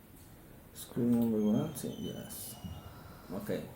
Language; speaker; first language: English; non-native, learner; Spanish